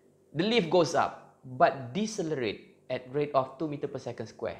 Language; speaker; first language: English; non-native, local second language; Malay